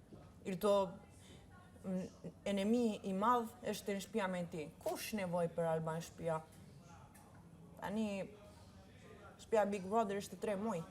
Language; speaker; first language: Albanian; early bilingual, heritage; Italian